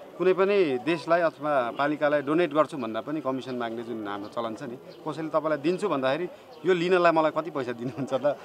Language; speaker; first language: Nepali; native; Nepali